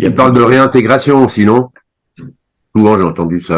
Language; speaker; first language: French; native; French